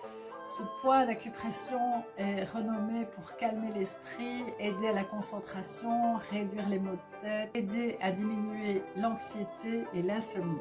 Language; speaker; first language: French; native; French